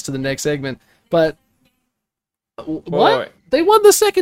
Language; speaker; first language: English; native; English